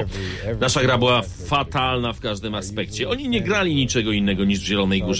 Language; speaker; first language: Polish; native; Polish